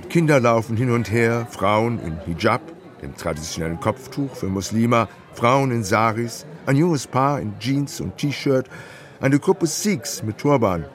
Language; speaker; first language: German; native; German